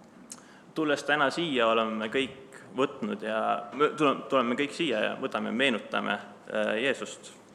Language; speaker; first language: Estonian; native; Estonian